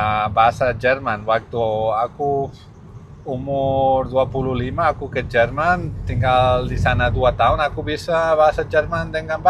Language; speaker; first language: Indonesian; non-native, learner; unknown